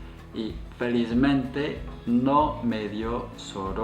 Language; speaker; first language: Spanish; non-native, fluent; English